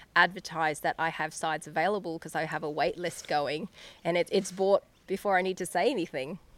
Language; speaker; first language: English; native; English